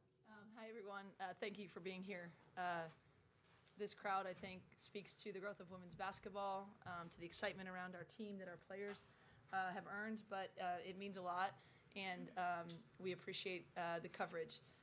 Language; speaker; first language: English; native; English